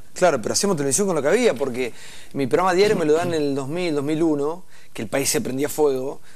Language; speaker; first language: Spanish; native; Spanish